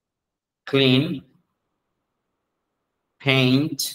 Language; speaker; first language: English; non-native, fluent; Spanish